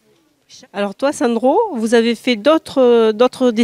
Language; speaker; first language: French; native; French